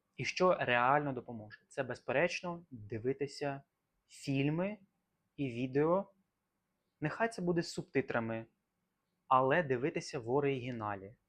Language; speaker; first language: Ukrainian; native; Ukrainian